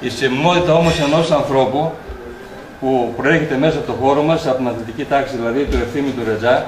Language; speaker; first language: Greek; native; Greek